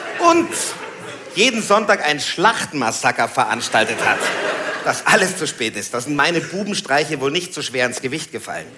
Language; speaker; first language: German; native; German